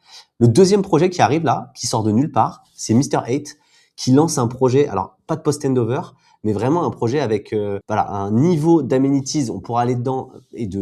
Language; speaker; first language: French; native; French